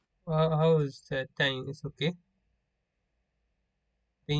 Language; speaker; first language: English; non-native, learner; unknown